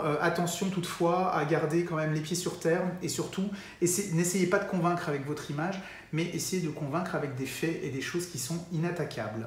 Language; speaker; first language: French; native; French